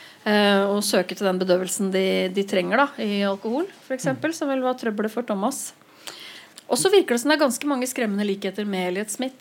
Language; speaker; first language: Norwegian; native; Norwegian